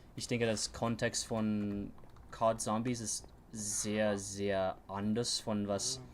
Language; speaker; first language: German; non-native, learner; English